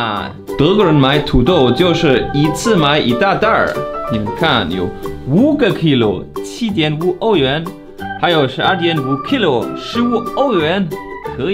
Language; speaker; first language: Chinese; non-native, fluent; German